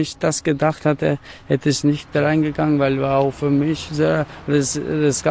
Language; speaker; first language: German; non-native, learner; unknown